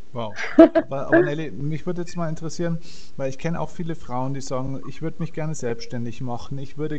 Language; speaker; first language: German; native; German